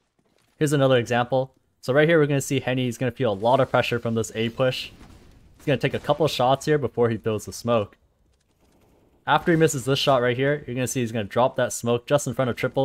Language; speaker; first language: English; native; English